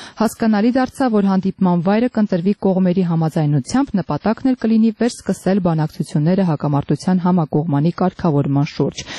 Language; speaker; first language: Armenian; native; Armenian